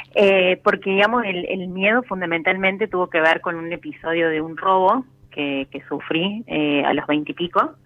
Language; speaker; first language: Spanish; native; Spanish